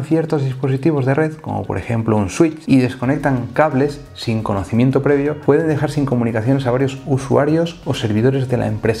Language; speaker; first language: Spanish; native; Spanish